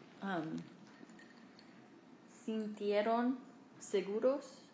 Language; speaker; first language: Spanish; non-native, fluent; English